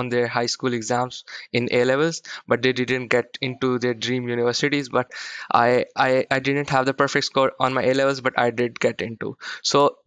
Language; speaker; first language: English; non-native, local second language; Urdu